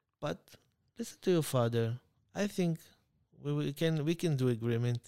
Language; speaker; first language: English; non-native, learner; Hebrew